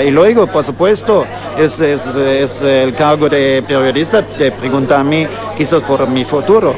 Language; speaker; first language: Spanish; non-native, fluent; German